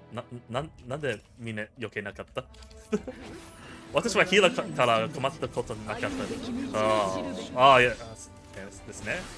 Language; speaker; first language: Japanese; non-native, learner; English